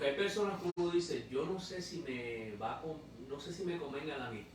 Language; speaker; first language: Spanish; native; Spanish